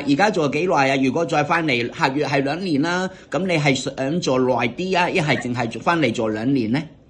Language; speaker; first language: Cantonese; native; Cantonese